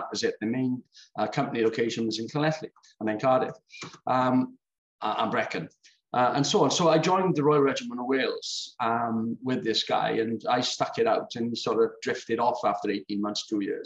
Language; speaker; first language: English; native; English